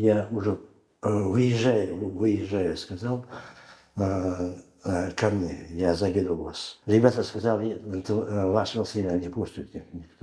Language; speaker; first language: Russian; non-native, learner; Uzbek